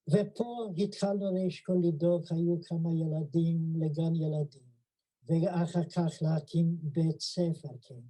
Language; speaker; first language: Hebrew; non-native, fluent; Yiddish